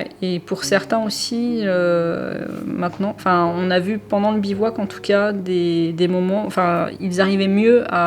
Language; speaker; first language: French; native; French